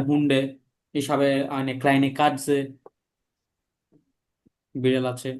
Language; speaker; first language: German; non-native, learner; Bangla